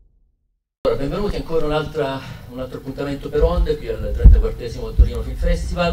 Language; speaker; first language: Italian; native; Italian